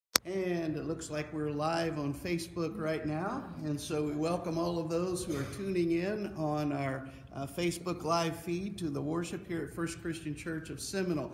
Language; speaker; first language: English; native; English